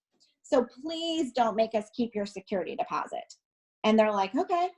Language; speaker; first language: English; native; English